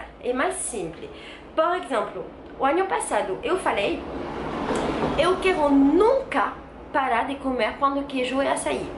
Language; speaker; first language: Portuguese; non-native, learner; French